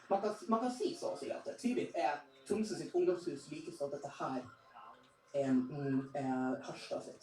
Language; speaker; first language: Norwegian; native; Norwegian